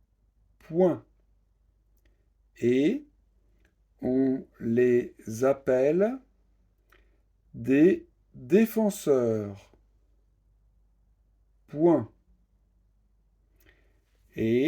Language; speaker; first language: French; native; French